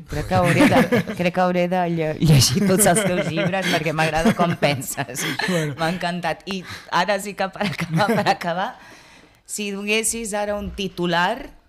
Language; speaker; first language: Catalan; non-native, local second language; Spanish